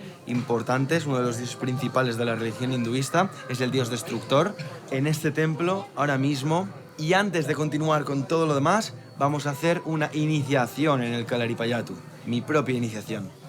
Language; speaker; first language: Spanish; native; Spanish